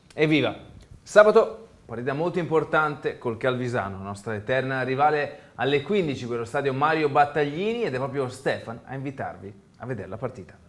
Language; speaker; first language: Italian; native; Italian